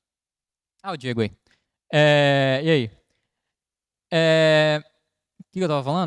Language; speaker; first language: Portuguese; native; Portuguese